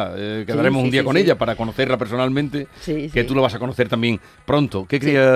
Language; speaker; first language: Spanish; native; Spanish